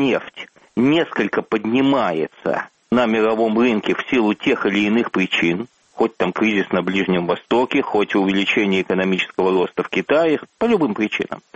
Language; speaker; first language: Russian; native; Russian